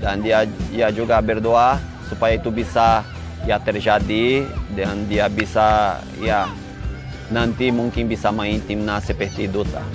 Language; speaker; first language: Indonesian; non-native, fluent; Portuguese